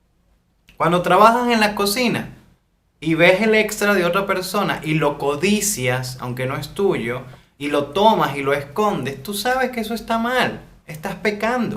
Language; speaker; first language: Spanish; native; Spanish